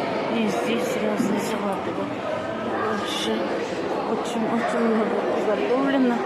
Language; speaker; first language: Russian; non-native, local second language; Tatar